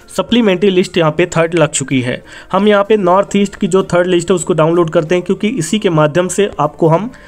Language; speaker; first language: Hindi; native; Hindi